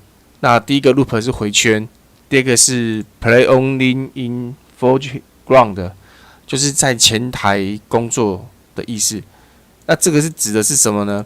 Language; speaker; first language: Chinese; native; Chinese